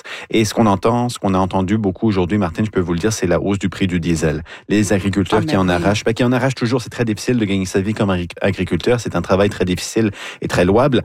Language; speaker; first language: French; native; French